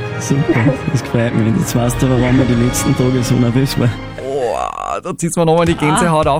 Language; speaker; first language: German; native; German